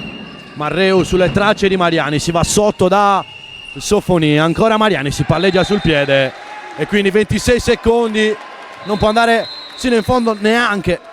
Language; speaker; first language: Italian; native; Italian